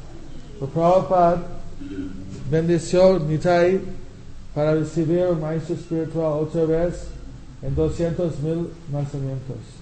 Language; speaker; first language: Spanish; non-native, fluent; English